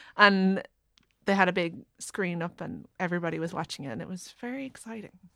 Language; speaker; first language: English; native; English